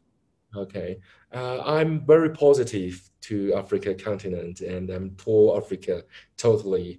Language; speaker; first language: English; non-native, learner; Chinese